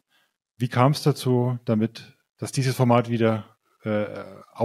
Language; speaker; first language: German; native; German